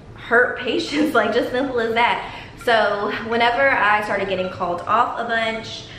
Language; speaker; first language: English; native; English